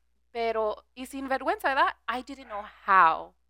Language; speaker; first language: English; early bilingual, other home language; Spanish